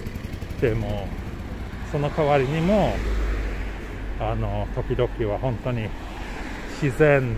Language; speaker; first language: Japanese; non-native, fluent; Swedish